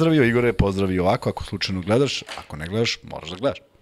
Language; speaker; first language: Serbian; native; Serbian